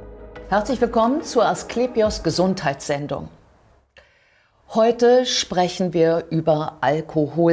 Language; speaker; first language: German; native; German